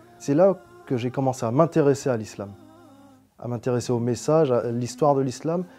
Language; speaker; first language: French; native; French